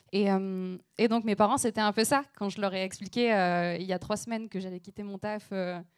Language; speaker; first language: French; native; French